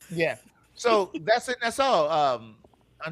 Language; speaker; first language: English; native; English